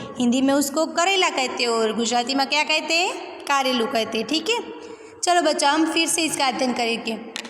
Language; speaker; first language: Hindi; non-native, local second language; Gujarati